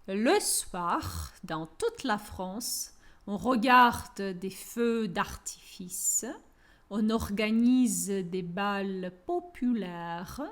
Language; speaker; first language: French; non-native, fluent; Ukrainian